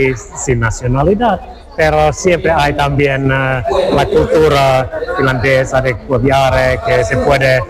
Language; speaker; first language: Spanish; non-native, learner; Finnish